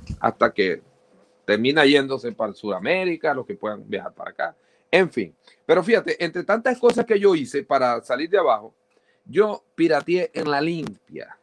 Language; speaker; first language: Spanish; native; Spanish